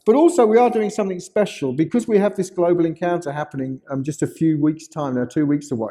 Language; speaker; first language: English; native; English